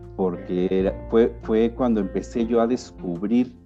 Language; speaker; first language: Spanish; native; Spanish